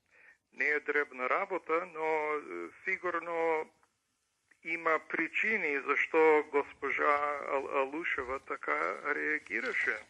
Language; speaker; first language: Bulgarian; early bilingual, heritage; English